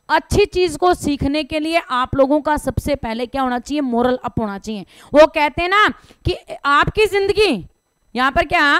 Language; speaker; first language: Hindi; native; Hindi